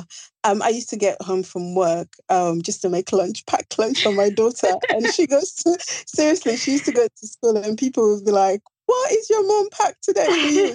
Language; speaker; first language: English; non-native, local second language; Krio